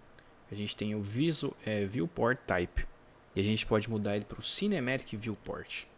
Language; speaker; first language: Portuguese; native; Portuguese